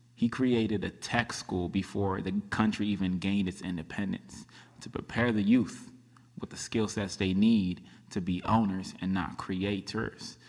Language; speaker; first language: English; early bilingual, other home language; Akan